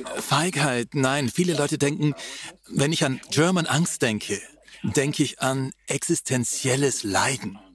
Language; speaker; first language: German; non-native, fluent; English